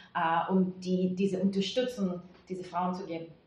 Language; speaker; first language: German; non-native, fluent; Hebrew